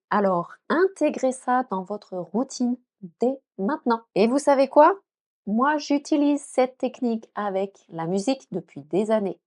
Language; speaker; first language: French; native; French